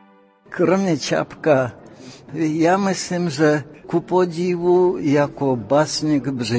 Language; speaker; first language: Czech; non-native, fluent; Russian